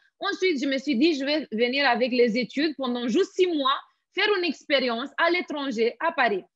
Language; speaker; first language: French; non-native, fluent; Romanian